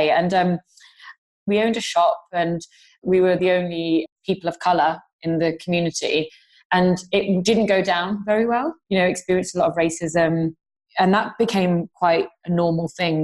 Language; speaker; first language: English; non-native, local second language; Gujarati